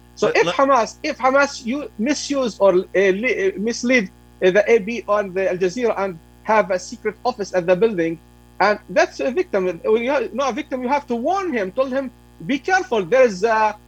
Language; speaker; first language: English; non-native, fluent; Arabic